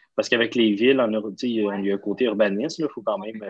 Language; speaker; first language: French; native; French